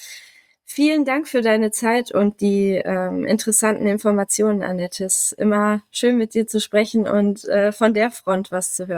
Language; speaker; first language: German; native; German